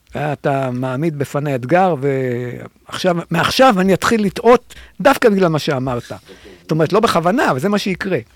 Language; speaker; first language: Hebrew; native; Hebrew